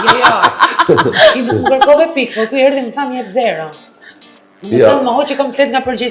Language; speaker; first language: Albanian; native; Albanian